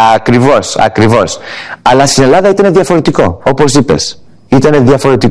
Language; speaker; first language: Greek; early bilingual, heritage; English